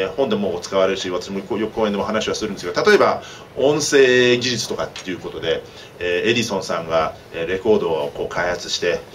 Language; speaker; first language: Japanese; early bilingual, heritage; Japanese